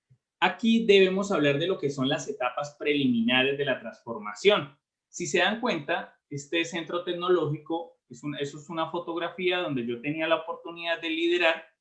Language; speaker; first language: Spanish; native; Spanish